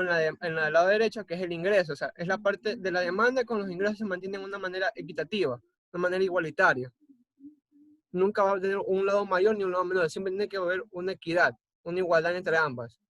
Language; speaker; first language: Spanish; native; Spanish